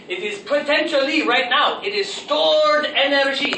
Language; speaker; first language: English; native; English